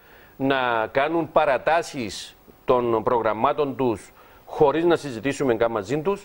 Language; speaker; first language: Greek; native; Greek